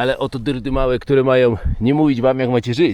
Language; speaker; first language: Polish; native; Polish